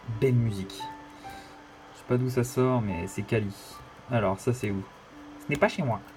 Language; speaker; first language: French; native; French